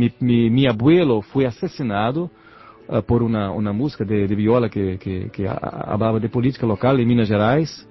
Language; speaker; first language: Spanish; non-native, learner; Portuguese